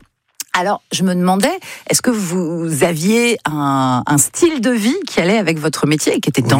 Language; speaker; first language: French; native; French